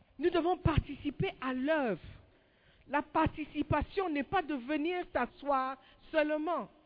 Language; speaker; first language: French; non-native, fluent; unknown